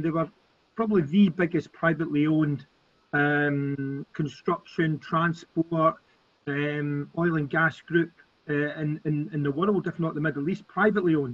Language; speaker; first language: English; native; English